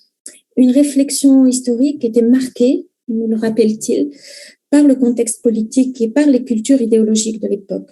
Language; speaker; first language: French; native; French